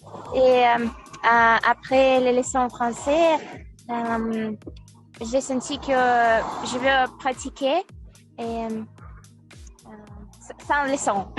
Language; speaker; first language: French; non-native, learner; Russian